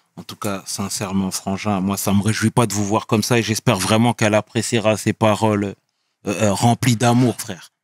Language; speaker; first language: French; native; French